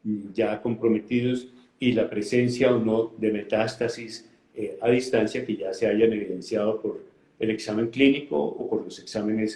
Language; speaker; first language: Spanish; native; Spanish